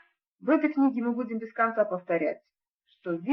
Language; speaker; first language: Russian; native; Russian